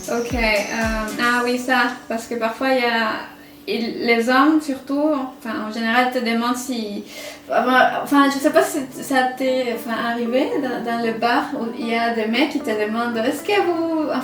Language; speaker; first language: French; non-native, fluent; Spanish